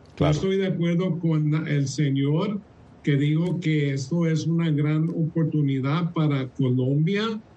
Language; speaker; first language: Spanish; early bilingual, heritage; Spanish